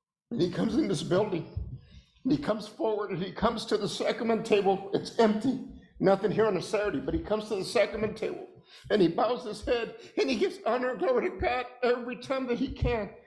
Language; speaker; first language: English; native; English